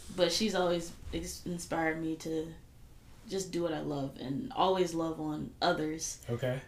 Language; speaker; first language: English; native; English